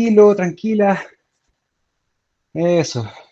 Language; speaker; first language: Spanish; native; Spanish